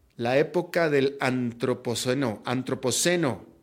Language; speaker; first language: Spanish; native; Spanish